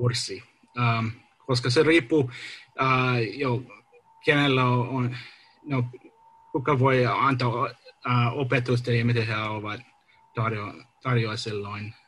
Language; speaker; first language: Finnish; non-native, learner; English